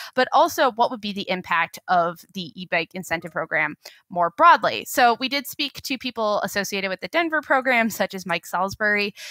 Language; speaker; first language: English; native; English